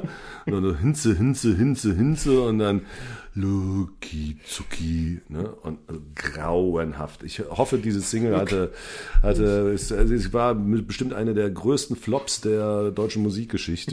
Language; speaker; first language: German; native; German